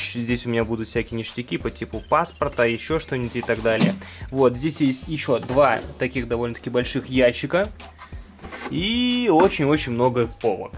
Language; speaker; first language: Russian; native; Russian